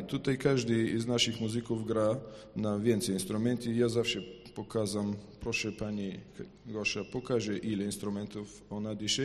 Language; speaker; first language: Polish; non-native, fluent; Ukrainian